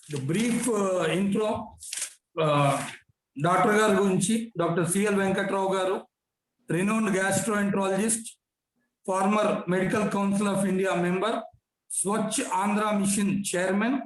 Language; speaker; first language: Telugu; native; Telugu